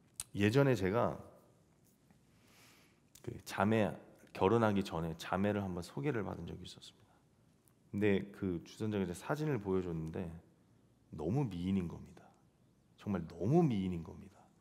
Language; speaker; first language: Korean; native; Korean